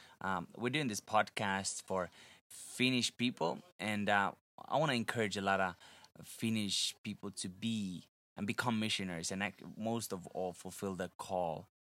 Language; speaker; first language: English; non-native, fluent; Finnish